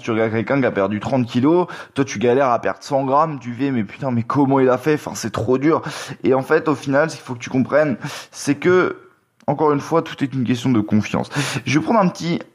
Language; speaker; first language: French; native; French